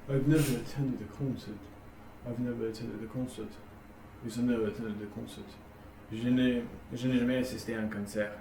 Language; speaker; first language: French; non-native, learner; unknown